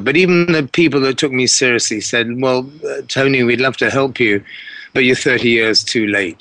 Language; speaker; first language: English; native; English